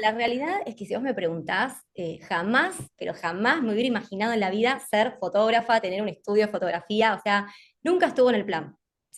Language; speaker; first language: Spanish; native; Spanish